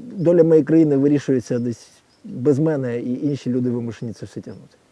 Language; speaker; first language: Ukrainian; non-native, local second language; Russian